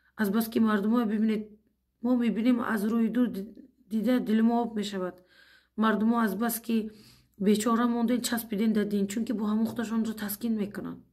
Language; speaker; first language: Tajik; non-native, fluent; Uzbek